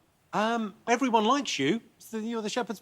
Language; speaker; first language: English; native; English